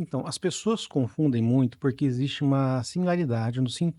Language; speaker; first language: Portuguese; native; Portuguese